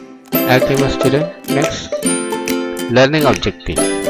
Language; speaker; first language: English; non-native, fluent; Indonesian